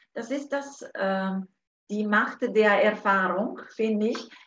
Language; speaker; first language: German; non-native, fluent; Italian